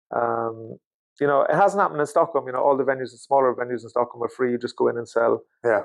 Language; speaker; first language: English; native; English